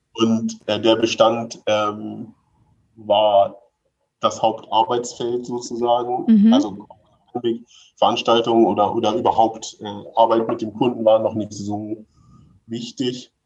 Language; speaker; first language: German; native; German